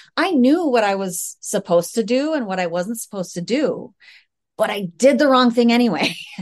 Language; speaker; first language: English; native; English